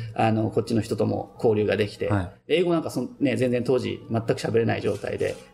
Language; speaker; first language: Japanese; native; Japanese